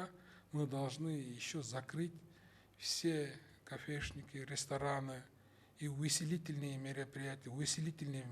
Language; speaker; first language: Russian; non-native, local second language; Kyrgyz